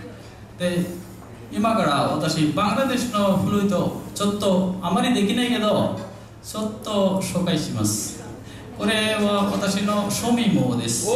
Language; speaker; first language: Japanese; non-native, learner; Bangla